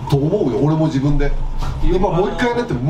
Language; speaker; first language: Japanese; native; Japanese